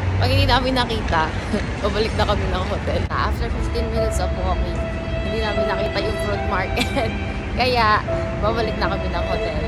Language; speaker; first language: Filipino; native; Filipino